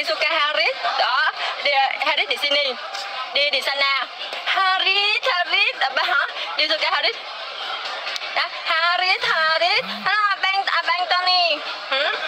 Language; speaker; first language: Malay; non-native, learner; Vietnamese